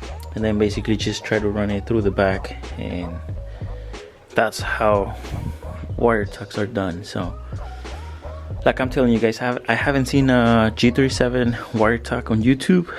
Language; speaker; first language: English; native; English